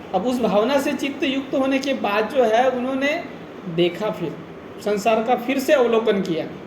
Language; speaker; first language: Hindi; non-native, local second language; Marathi